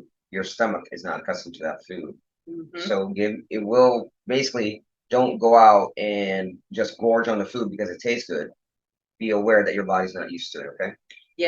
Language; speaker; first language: English; native; English